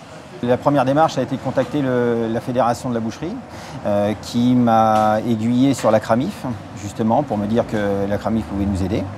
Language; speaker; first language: French; native; French